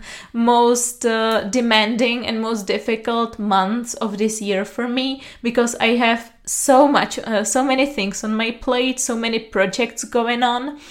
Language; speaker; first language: English; non-native, fluent; Czech